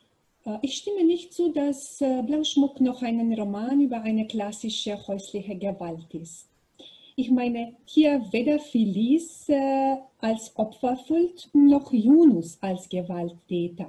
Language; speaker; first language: German; non-native, learner; Macedonian